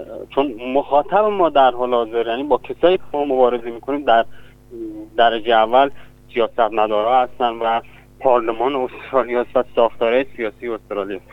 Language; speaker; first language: Persian; non-native, local second language; Kurdish